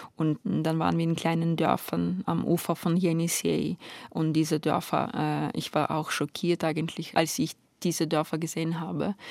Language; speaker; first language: German; non-native, fluent; Ukrainian